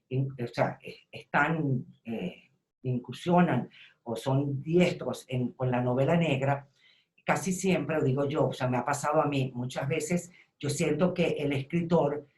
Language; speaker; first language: Spanish; native; Spanish